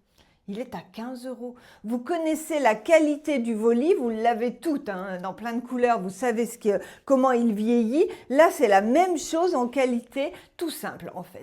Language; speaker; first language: French; native; French